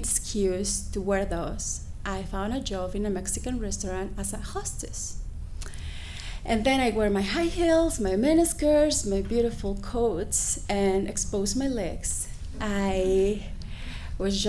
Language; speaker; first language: English; non-native, fluent; Spanish